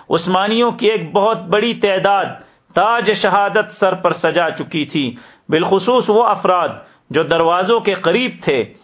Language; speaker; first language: Urdu; native; Urdu